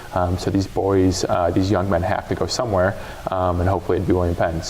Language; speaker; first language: English; native; English